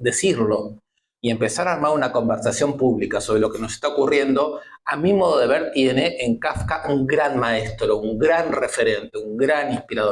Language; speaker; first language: Spanish; native; Spanish